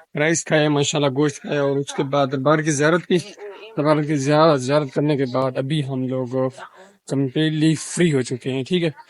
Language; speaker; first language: Urdu; non-native, local second language; Punjabi